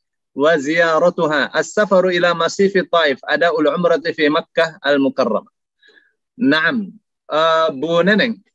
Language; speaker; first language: Arabic; non-native, fluent; Indonesian